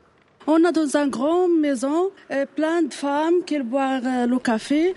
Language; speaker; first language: French; non-native, learner; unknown